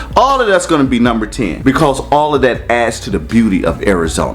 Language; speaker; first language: English; native; English